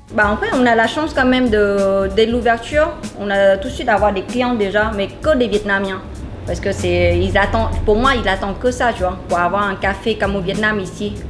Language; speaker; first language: French; non-native, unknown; Vietnamese